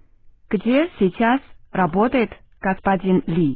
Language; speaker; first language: Russian; non-native, fluent; Chinese